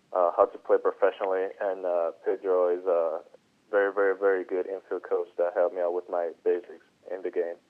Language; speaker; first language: English; non-native, fluent; Italian